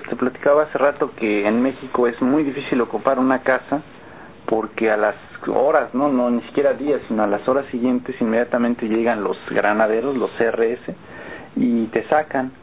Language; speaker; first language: Spanish; native; Spanish